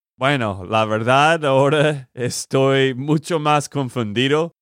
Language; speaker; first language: Spanish; non-native, learner; English